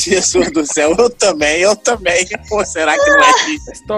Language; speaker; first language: Portuguese; native; Portuguese